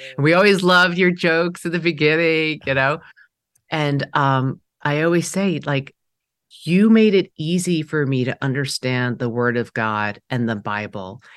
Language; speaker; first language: English; early bilingual, other home language; Chinese